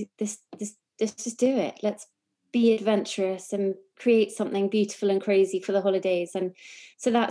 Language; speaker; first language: English; native; English